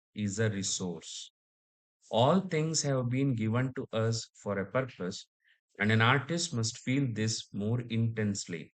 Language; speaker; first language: English; non-native, local second language; Kannada